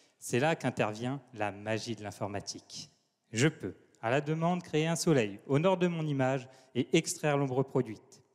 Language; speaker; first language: French; native; French